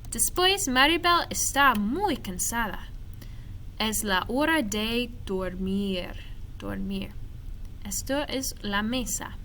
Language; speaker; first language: Spanish; non-native, fluent; English